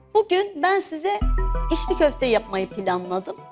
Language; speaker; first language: Turkish; native; Turkish